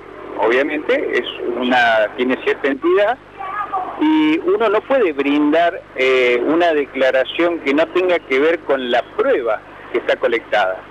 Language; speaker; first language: Spanish; native; Spanish